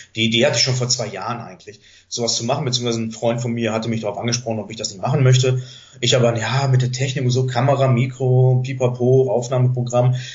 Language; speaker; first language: German; early bilingual, other home language; Greek